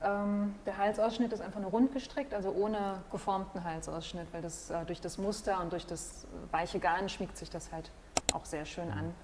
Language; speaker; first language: German; native; German